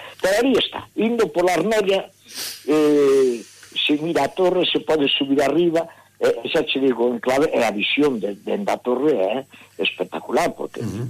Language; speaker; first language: Galician; native; Galician